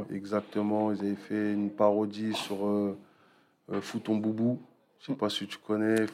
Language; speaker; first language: French; native; French